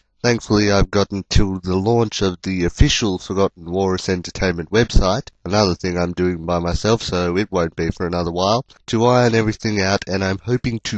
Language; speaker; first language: English; native; English